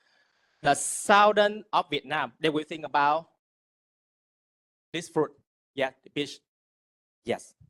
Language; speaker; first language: English; non-native, fluent; Vietnamese